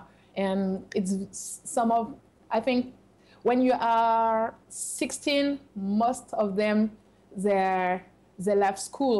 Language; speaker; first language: English; non-native, fluent; French